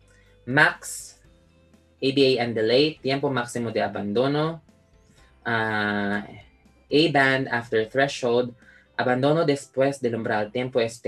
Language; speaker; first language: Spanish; non-native, learner; Filipino